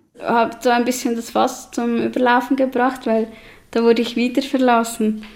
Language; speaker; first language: German; native; German